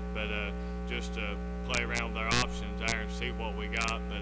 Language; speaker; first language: English; native; English